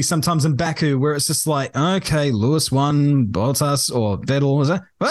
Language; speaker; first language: English; native; English